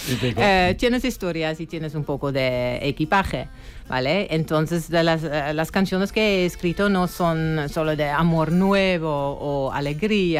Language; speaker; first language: Spanish; non-native, fluent; Dutch